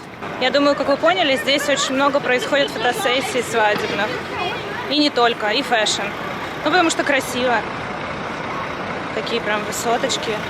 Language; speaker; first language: Russian; native; Russian